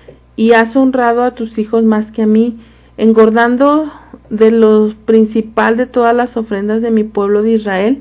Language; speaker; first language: Spanish; native; Spanish